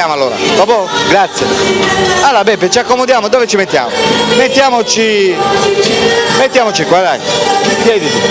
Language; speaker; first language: Italian; native; Italian